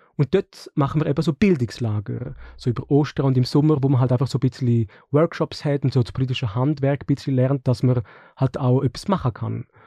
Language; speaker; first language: German; early bilingual, other home language; Serbian